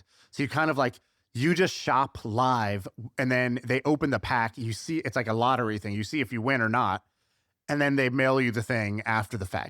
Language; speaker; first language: English; native; English